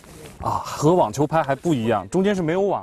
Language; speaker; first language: Chinese; native; Chinese